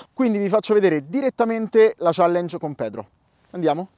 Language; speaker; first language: Italian; native; Italian